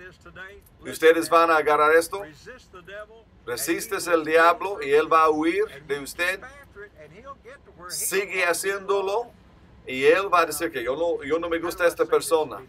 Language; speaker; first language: Spanish; non-native, learner; English